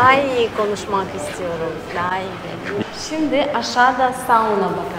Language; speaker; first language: Turkish; non-native, learner; Russian